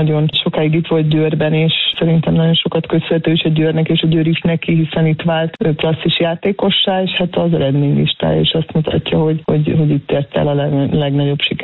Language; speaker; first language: Hungarian; native; Hungarian